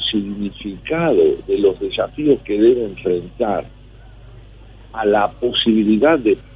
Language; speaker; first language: Spanish; native; Spanish